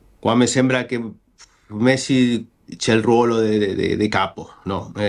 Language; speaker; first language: Italian; non-native, fluent; Spanish